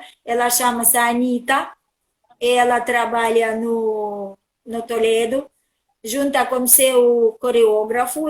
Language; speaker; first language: Portuguese; non-native, learner; Russian